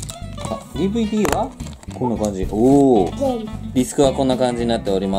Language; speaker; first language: Japanese; native; Japanese